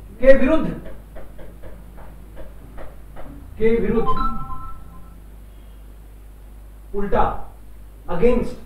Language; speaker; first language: Hindi; native; Hindi